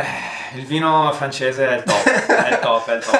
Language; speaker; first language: Italian; native; Italian